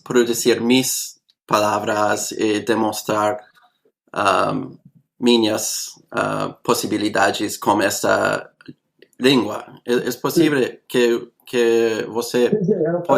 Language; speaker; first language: Portuguese; non-native, learner; English